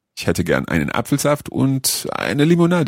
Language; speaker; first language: German; non-native, learner; English